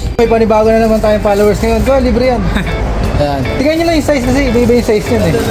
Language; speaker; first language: Filipino; native; Filipino